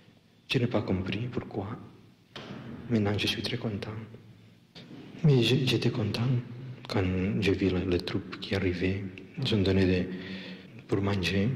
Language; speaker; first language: French; non-native, fluent; Catalan